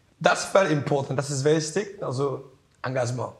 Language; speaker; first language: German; non-native, learner; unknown